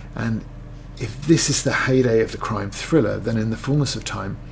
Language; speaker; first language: English; native; English